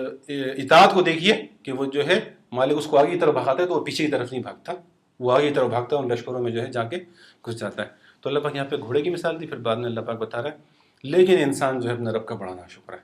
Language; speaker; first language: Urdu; non-native, fluent; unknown